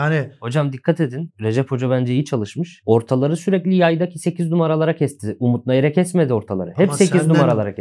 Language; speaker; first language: Turkish; native; Turkish